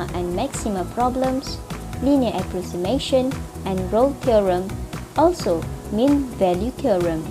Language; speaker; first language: English; non-native, local second language; Malay